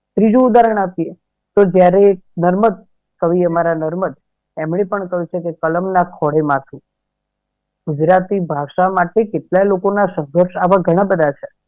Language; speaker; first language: Gujarati; native; Gujarati